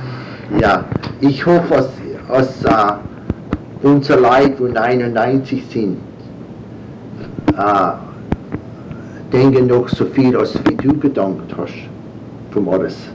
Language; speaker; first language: German; early bilingual, heritage; English